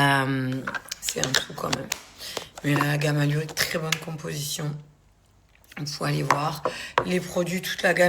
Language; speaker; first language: French; native; French